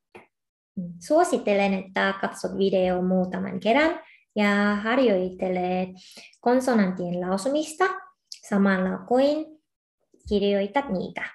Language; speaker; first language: Finnish; non-native, fluent; Korean